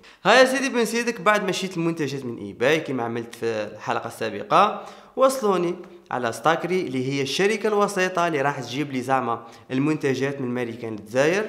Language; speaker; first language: Arabic; native; Arabic